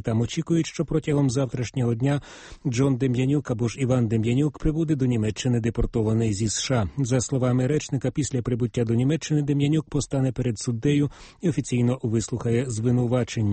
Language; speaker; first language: Ukrainian; native; Ukrainian